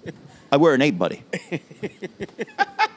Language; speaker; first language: English; native; English